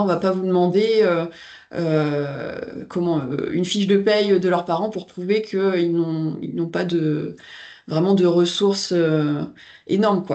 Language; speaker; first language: French; native; French